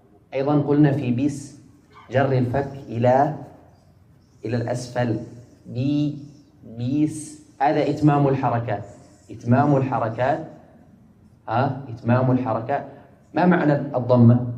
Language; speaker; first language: Arabic; native; Arabic